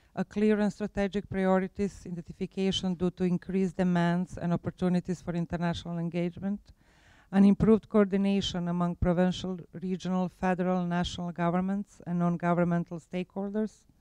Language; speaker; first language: English; non-native, fluent; Croatian